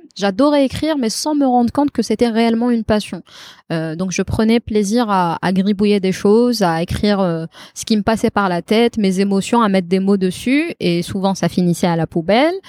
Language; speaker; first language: French; non-native, local second language; Kabyle